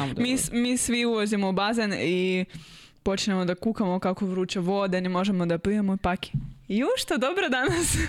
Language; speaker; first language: Serbian; non-native, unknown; Russian